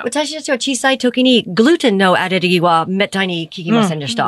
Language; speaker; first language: Japanese; non-native, fluent; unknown